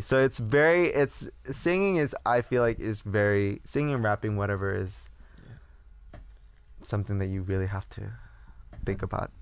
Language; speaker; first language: English; early bilingual, other home language; Korean